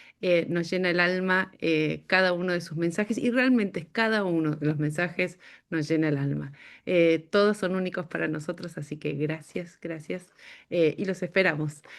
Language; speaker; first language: Spanish; native; Spanish